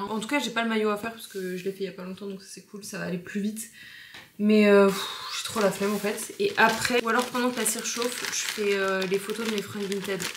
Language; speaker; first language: French; native; French